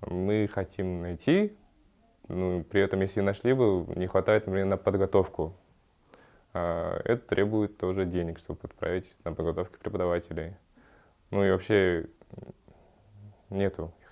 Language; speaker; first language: Russian; early bilingual, other home language; Kyrgyz